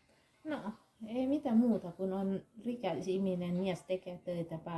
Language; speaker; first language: Finnish; non-native, learner; Thai